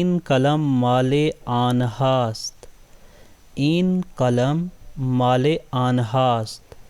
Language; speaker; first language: Persian; non-native, fluent; Urdu